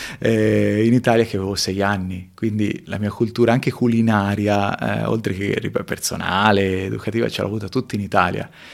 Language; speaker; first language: Italian; early bilingual, other home language; Spanish